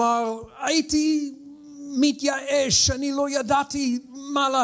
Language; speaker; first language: Hebrew; non-native, fluent; English